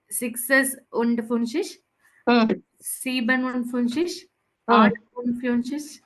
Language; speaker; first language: German; non-native, learner; Tamil